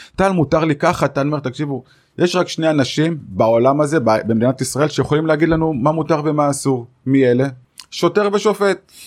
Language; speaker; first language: Hebrew; native; Hebrew